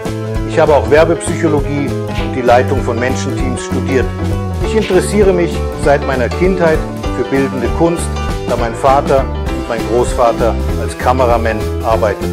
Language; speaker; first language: German; non-native, fluent; Bulgarian